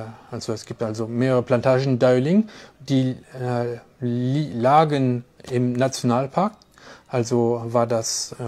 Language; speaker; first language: German; non-native, fluent; French